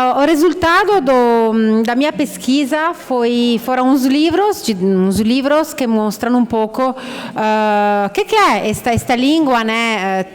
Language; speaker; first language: Portuguese; non-native, fluent; Italian